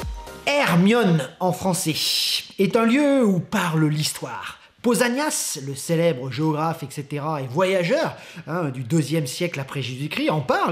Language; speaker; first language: French; native; French